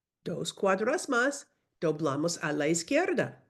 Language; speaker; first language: Spanish; non-native, fluent; English